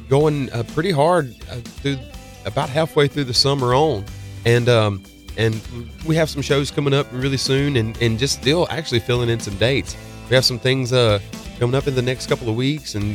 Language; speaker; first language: English; native; English